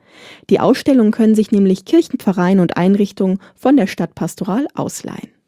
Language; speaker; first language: German; native; German